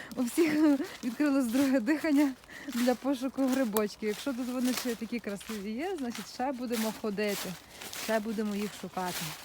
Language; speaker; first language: Ukrainian; native; Ukrainian